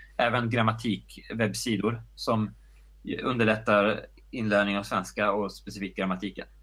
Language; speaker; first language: Swedish; native; Swedish